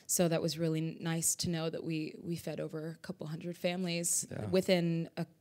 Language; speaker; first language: English; native; English